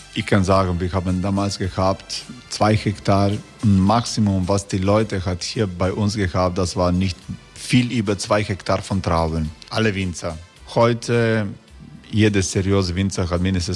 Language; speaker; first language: German; non-native, learner; Croatian